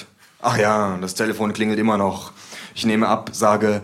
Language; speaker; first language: German; native; German